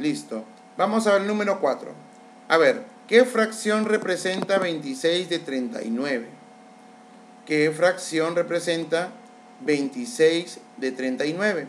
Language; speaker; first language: Spanish; native; Spanish